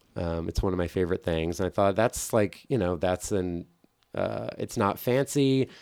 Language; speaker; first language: English; native; English